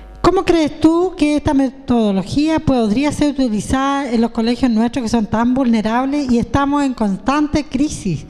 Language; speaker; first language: Spanish; native; Spanish